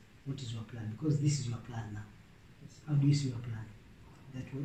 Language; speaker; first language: English; non-native, local second language; Swahili